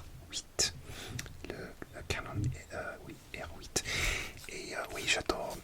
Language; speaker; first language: French; non-native, learner; English